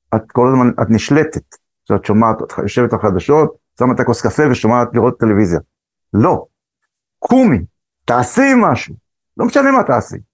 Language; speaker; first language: Hebrew; early bilingual, other home language; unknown